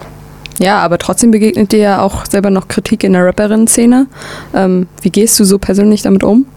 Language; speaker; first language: German; native; German